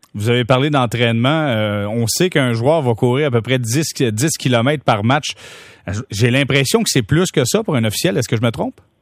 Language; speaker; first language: French; native; French